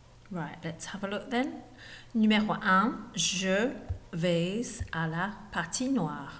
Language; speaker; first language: French; non-native, fluent; English